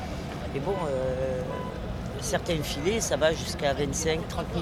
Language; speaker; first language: French; native; French